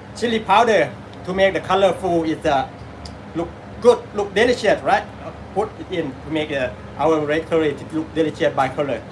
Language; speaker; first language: English; non-native, learner; Thai